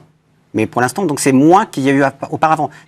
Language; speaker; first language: French; native; French